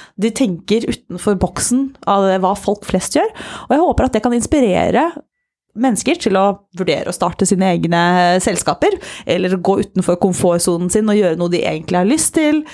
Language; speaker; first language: Norwegian; native; Norwegian